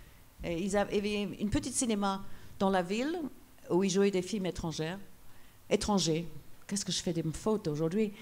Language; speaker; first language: French; non-native, fluent; English